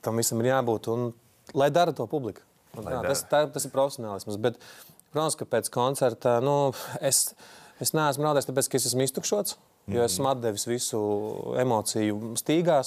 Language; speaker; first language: Latvian; native; Latvian